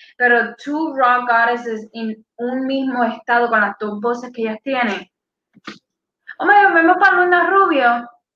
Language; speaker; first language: Spanish; early bilingual, heritage; Spanish